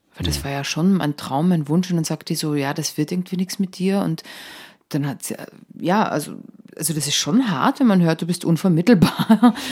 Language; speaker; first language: German; native; German